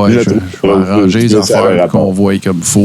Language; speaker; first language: French; native; French